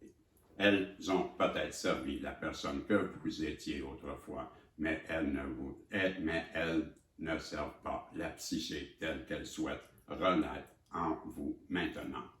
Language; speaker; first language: French; native; French